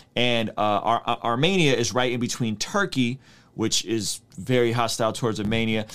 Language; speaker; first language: English; early bilingual, other home language; Russian